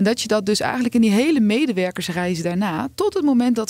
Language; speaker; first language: Dutch; native; Dutch